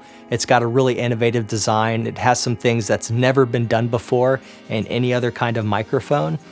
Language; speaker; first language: English; native; English